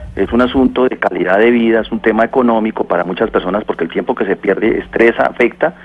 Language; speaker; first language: Spanish; native; Spanish